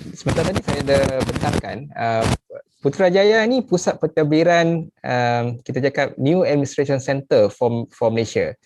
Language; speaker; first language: Malay; native; Malay